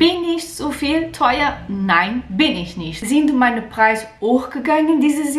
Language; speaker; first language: German; non-native, learner; Portuguese